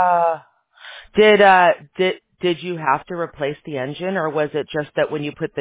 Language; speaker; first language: English; native; English